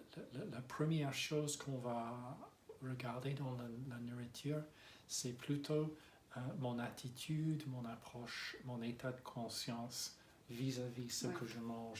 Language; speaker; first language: French; non-native, fluent; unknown